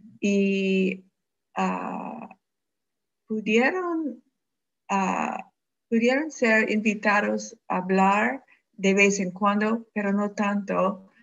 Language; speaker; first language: Spanish; non-native, fluent; English